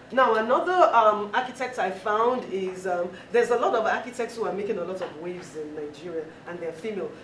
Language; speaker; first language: English; non-native, local second language; Yoruba